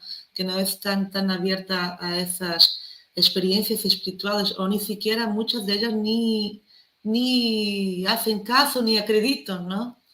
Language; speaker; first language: Spanish; non-native, fluent; Portuguese